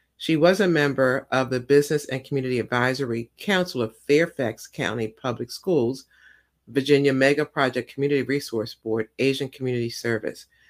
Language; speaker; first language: English; native; English